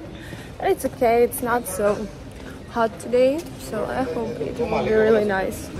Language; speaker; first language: English; non-native, learner; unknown